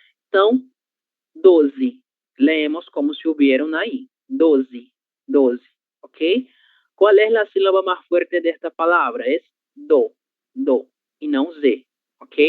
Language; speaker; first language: Spanish; non-native, learner; Portuguese